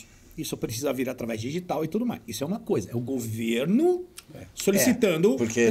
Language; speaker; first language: Portuguese; native; Portuguese